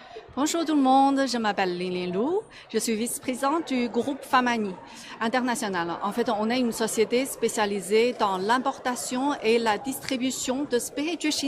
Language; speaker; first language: French; non-native, fluent; Chinese